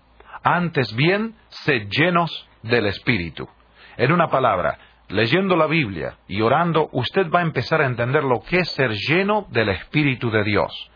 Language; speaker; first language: Spanish; native; Spanish